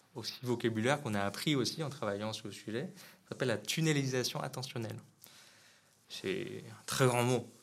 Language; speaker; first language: French; non-native, fluent; Vietnamese